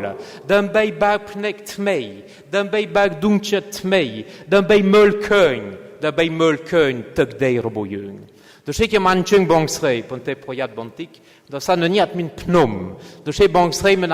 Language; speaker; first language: Khmer; non-native, fluent; French